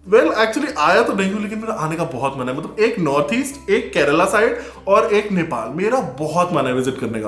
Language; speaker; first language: Hindi; native; Hindi